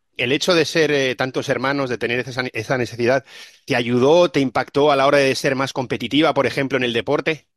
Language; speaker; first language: Spanish; native; Spanish